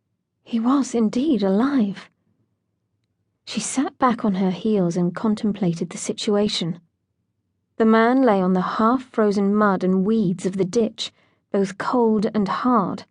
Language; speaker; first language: English; native; English